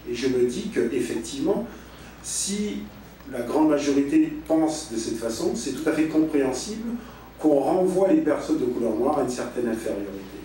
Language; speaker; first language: French; native; French